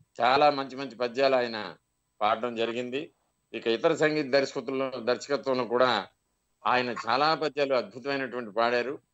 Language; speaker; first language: Telugu; native; Telugu